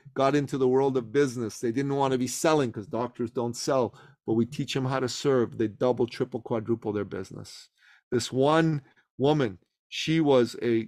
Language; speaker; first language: English; early bilingual, other home language; Persian